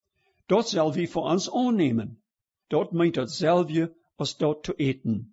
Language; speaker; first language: German; early bilingual, heritage; Plautdietsch